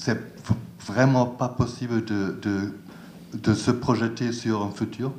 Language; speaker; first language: French; non-native, learner; German